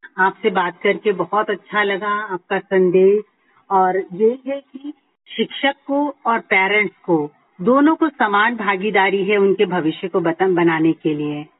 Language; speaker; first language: Hindi; native; Hindi